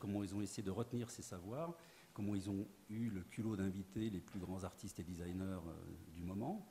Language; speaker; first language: French; native; French